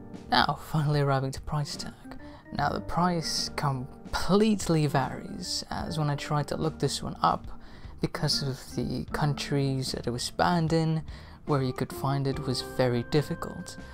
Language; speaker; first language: English; early bilingual, other home language; Spanish